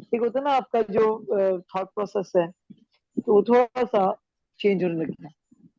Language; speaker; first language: Hindi; native; Hindi